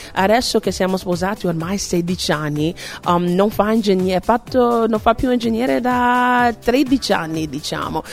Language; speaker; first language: Italian; non-native, fluent; English